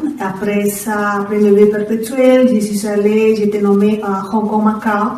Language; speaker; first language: French; non-native, fluent; Spanish